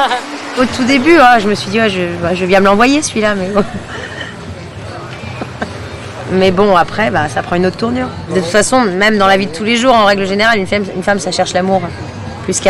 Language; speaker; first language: French; native; French